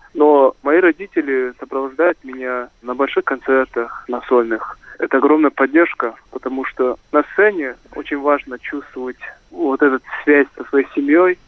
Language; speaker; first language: Russian; non-native, local second language; Kazakh